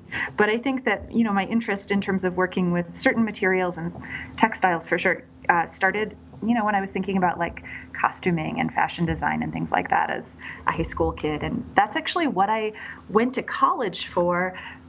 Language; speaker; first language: English; native; English